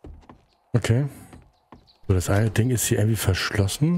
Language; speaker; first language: German; native; German